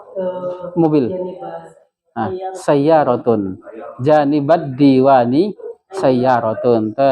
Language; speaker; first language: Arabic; non-native, fluent; Indonesian